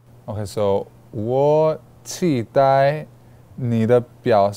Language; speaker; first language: Chinese; non-native, learner; English